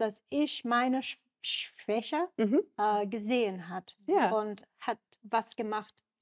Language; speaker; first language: German; non-native, learner; English